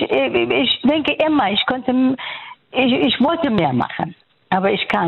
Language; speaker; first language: German; non-native, fluent; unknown